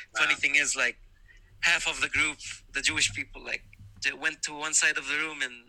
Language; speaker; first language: English; non-native, fluent; Arabic